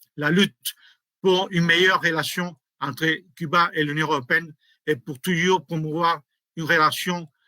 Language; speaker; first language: French; non-native, fluent; Spanish